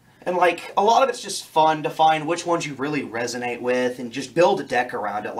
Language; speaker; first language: English; native; English